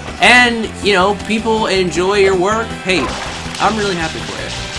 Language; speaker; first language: English; native; English